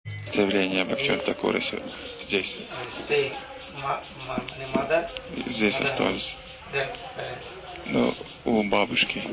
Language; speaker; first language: Russian; non-native, learner; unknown